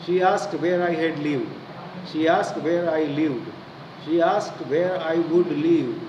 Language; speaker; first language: English; non-native, local second language; Gujarati